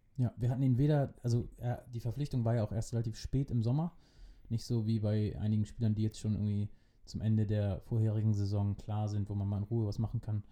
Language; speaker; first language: German; native; German